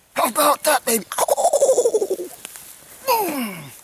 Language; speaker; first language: English; native; English